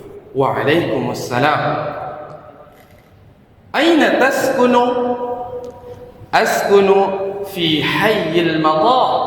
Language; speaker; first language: Arabic; non-native, fluent; Indonesian